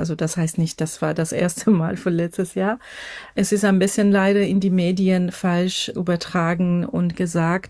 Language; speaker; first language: German; non-native, fluent; Persian